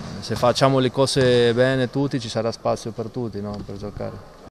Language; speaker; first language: Italian; non-native, fluent; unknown